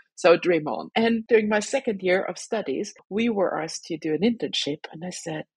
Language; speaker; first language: English; non-native, fluent; Luxembourgish